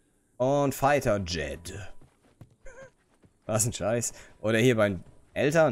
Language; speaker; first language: German; native; German